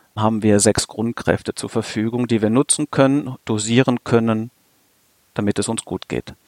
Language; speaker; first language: German; native; German